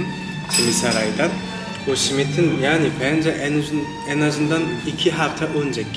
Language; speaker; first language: Turkish; non-native, learner; Korean